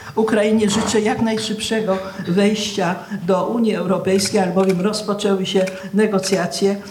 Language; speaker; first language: Polish; native; Polish